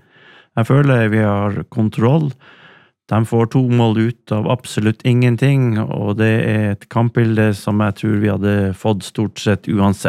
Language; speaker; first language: Norwegian; native; Norwegian